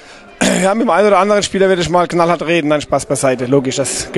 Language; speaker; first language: German; native; German